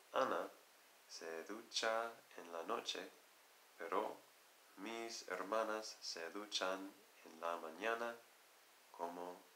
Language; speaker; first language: Spanish; non-native, learner; English